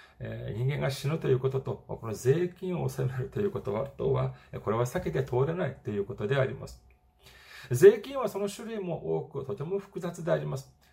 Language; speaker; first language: Japanese; non-native, fluent; Korean